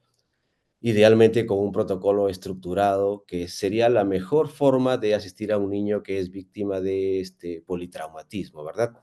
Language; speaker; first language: Spanish; native; Spanish